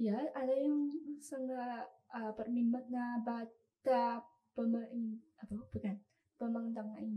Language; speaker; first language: Indonesian; non-native, learner; Chinese